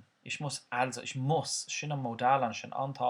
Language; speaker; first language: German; non-native, fluent; Irish